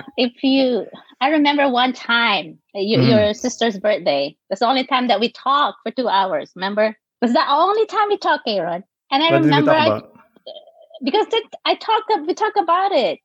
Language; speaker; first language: English; non-native, local second language; Filipino